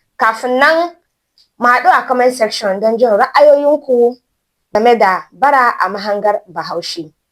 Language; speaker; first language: Hausa; native; Hausa